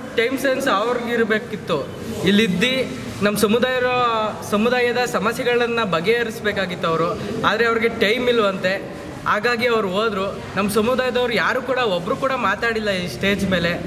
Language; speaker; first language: Kannada; native; Kannada